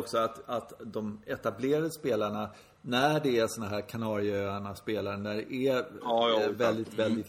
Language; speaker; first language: Swedish; native; Swedish